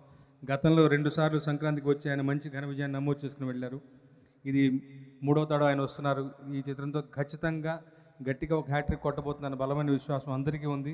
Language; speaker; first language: Telugu; native; Telugu